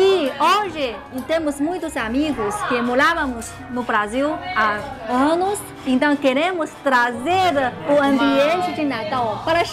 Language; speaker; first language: Portuguese; non-native, fluent; Chinese